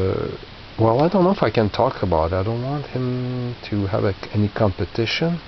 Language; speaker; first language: English; non-native, local second language; French